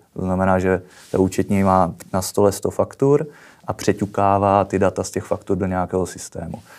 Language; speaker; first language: Czech; native; Czech